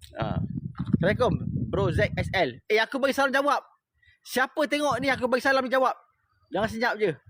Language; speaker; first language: Malay; native; Malay